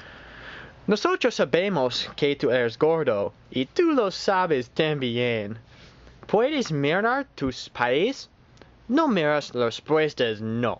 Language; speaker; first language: Spanish; non-native, learner; English